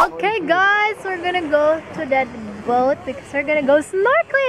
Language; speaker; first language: English; non-native, local second language; Indonesian